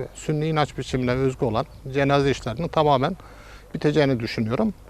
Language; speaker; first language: Turkish; native; Turkish